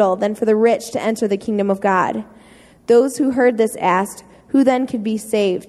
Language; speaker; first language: English; native; English